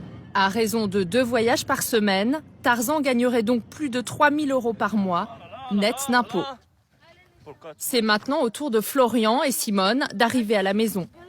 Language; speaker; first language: French; native; French